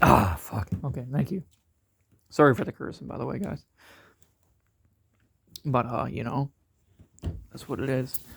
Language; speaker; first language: English; native; English